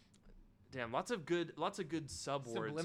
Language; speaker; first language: English; native; English